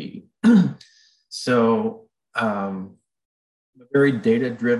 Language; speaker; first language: English; native; English